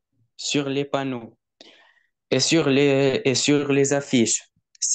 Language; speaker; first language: French; non-native, learner; Arabic